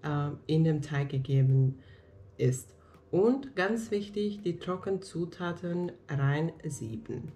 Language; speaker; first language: German; non-native, fluent; Finnish